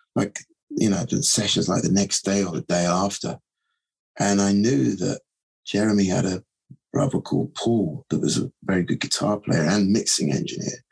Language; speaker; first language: English; native; English